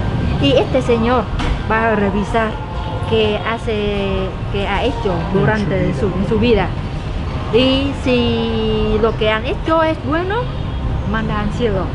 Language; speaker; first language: Spanish; non-native, learner; Vietnamese